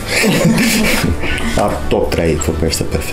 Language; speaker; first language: Romanian; non-native, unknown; Dutch